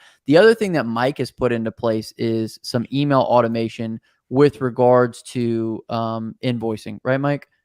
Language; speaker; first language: English; native; English